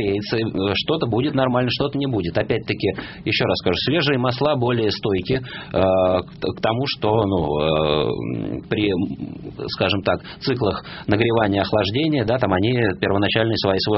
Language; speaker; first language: Russian; native; Russian